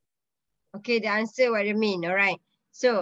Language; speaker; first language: English; non-native, local second language; Malay